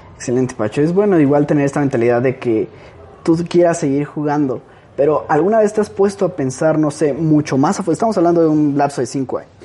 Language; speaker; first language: Spanish; native; Spanish